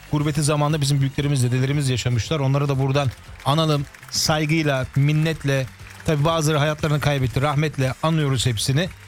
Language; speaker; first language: Turkish; early bilingual, heritage; Turkish